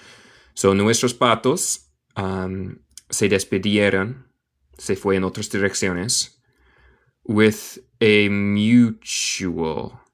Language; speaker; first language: Spanish; non-native, learner; English